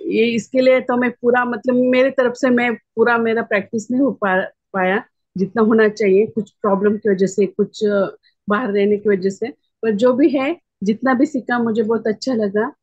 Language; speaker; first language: Hindi; non-native, local second language; Marathi